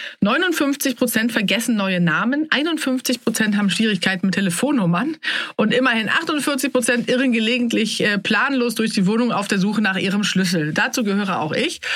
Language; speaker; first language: German; native; German